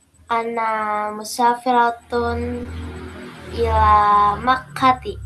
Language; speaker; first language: Arabic; non-native, learner; Indonesian